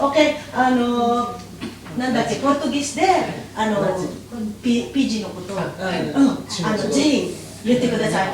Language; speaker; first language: Japanese; non-native, learner; Filipino